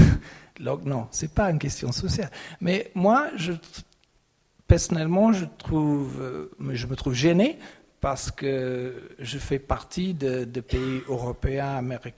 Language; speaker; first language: French; non-native, fluent; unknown